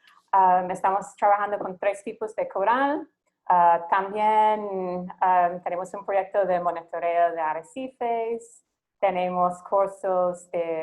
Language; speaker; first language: Spanish; non-native, fluent; English